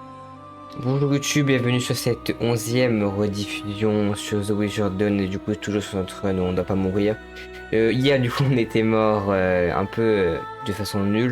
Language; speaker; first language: French; native; French